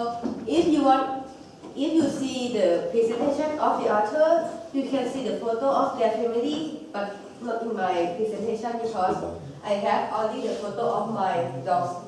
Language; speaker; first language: English; non-native, local second language; Thai